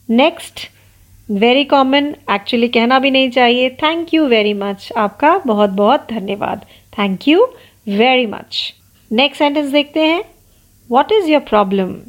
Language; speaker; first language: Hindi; non-native, local second language; Marathi